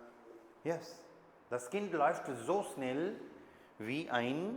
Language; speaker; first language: German; non-native, fluent; Hindi